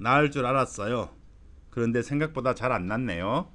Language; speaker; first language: Korean; native; Korean